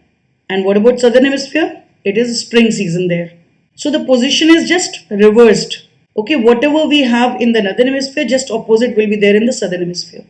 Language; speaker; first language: English; non-native, local second language; Hindi